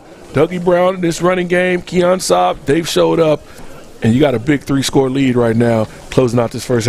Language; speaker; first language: English; native; English